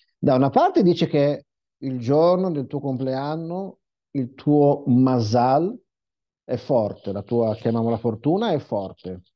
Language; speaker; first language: Italian; non-native, fluent; Hebrew